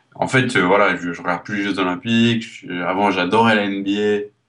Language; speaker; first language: French; native; French